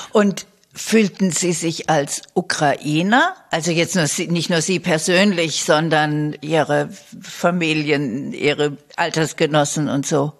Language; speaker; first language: German; native; German